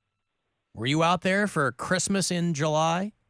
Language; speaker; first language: English; native; English